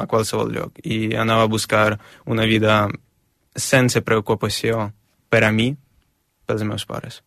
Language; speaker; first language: Catalan; non-native, fluent; Ukrainian